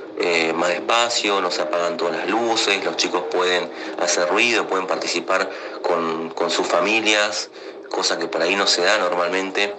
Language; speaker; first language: Spanish; native; Spanish